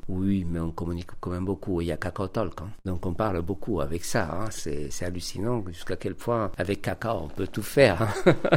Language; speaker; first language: French; non-native, fluent; Spanish